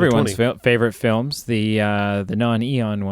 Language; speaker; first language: English; native; English